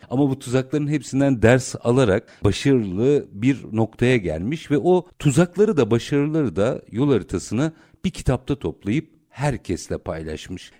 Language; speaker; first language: Turkish; native; Turkish